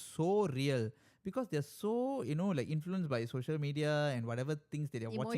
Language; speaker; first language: English; native; English